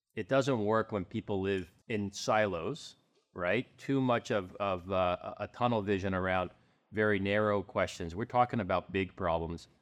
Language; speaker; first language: English; native; English